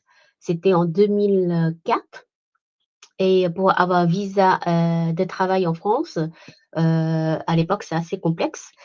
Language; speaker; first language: French; non-native, fluent; Chinese